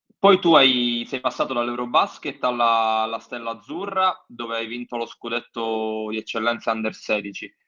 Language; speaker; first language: Italian; native; Italian